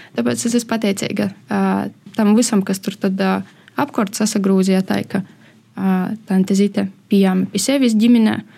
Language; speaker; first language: Latvian; native; Latvian